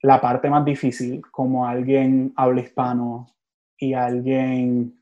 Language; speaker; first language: Spanish; early bilingual, other home language; English